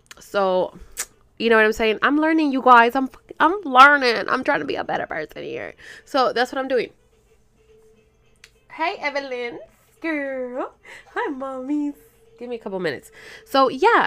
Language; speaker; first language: English; early bilingual, other home language; Spanish